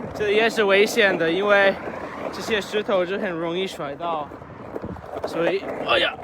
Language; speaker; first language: Chinese; non-native, learner; English